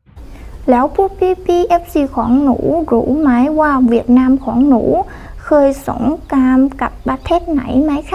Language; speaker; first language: Thai; non-native, learner; Vietnamese